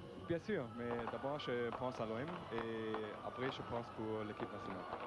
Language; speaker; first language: French; non-native, learner; German